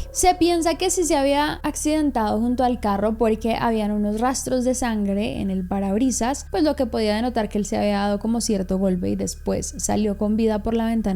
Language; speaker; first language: Spanish; native; Spanish